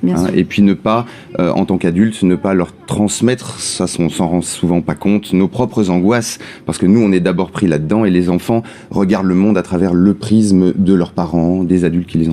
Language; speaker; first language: French; native; French